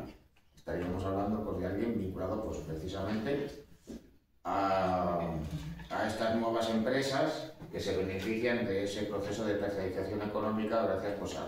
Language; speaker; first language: Spanish; native; Spanish